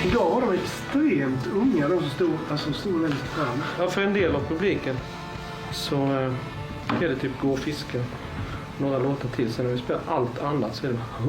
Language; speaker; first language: Swedish; native; Swedish